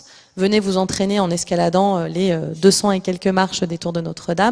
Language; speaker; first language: French; native; French